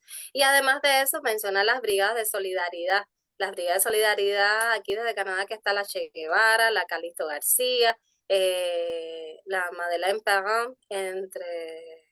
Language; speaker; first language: Spanish; native; Spanish